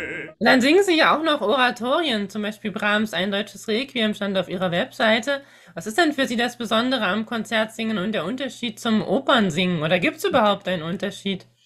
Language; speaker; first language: German; native; German